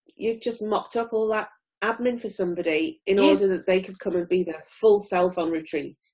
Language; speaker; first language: English; native; English